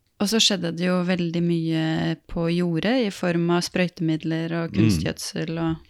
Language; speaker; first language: Norwegian; native; Norwegian